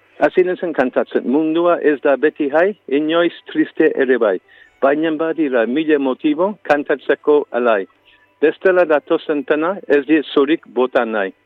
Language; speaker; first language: Basque; non-native, fluent; English